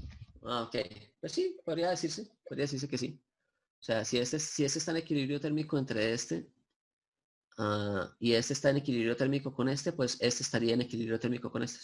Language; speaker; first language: Spanish; native; Spanish